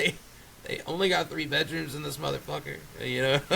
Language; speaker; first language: English; native; English